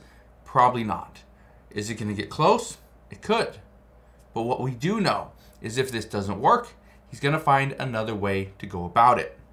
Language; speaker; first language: English; native; English